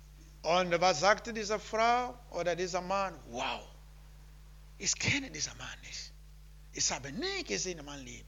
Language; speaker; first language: German; non-native, learner; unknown